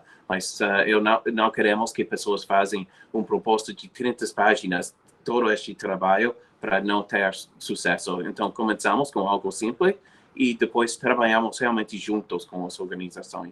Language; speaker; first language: Portuguese; non-native, fluent; English